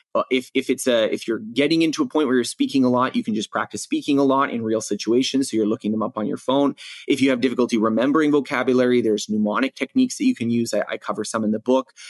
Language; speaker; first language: English; native; English